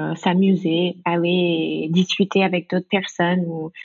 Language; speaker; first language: French; non-native, fluent; English